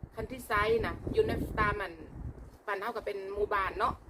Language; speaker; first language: Thai; non-native, local second language; Northeastern Thai